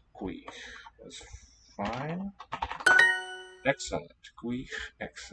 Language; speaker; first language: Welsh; non-native, learner; English